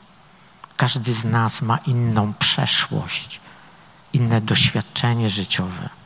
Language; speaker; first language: Polish; native; Polish